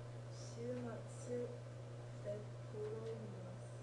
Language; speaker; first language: Japanese; non-native, learner; English